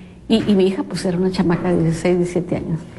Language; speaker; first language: Spanish; native; Spanish